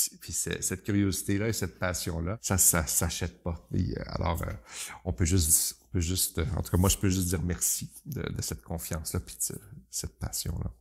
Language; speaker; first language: French; native; French